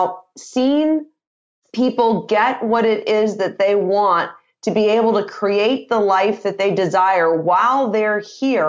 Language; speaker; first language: English; native; English